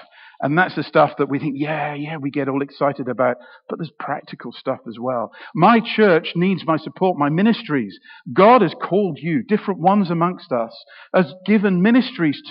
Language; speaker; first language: English; native; English